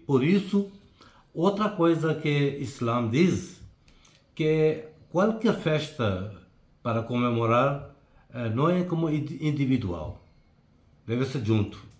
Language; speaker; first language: Portuguese; non-native, fluent; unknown